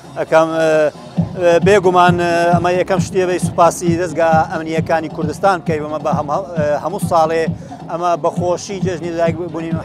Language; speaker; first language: Central Kurdish; non-native, local second language; Assyrian Neo-Aramaic